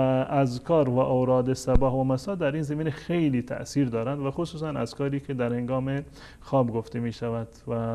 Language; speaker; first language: Persian; native; Persian